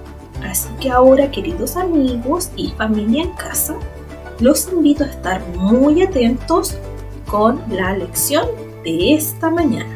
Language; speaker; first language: Spanish; native; Spanish